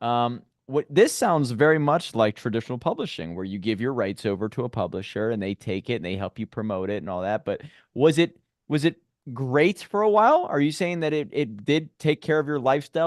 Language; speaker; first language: English; native; English